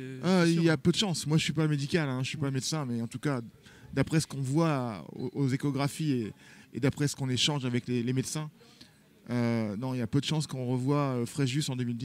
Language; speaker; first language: French; native; French